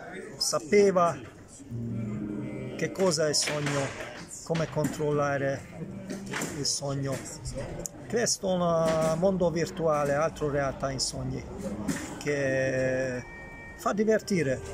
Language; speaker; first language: Italian; non-native, learner; Hungarian